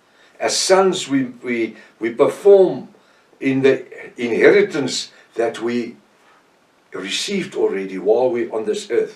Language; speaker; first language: English; non-native, local second language; Afrikaans